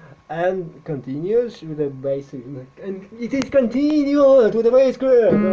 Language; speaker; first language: English; non-native, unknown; Russian